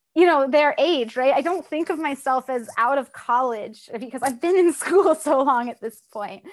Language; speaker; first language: English; native; English